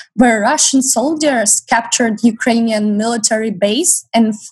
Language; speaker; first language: English; non-native, fluent; Ukrainian